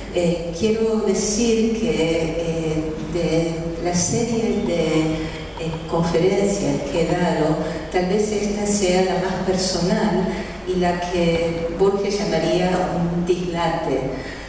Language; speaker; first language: Spanish; native; Spanish